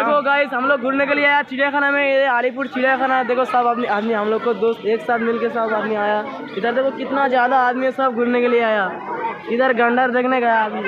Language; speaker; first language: Hindi; non-native, learner; Bangla